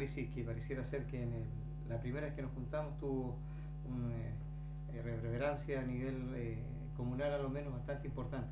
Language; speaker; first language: Spanish; native; Spanish